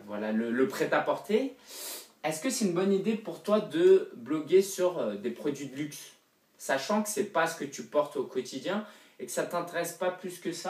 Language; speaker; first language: French; native; French